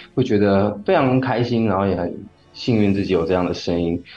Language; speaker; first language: Chinese; native; Chinese